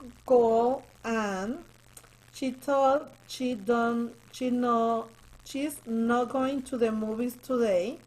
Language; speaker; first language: English; non-native, learner; Spanish